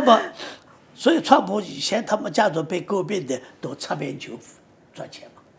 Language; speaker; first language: Chinese; native; Chinese